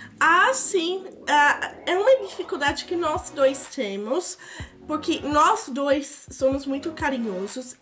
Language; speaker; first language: Portuguese; non-native, fluent; English